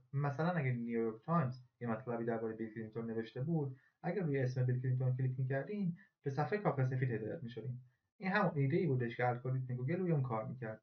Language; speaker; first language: Persian; native; Persian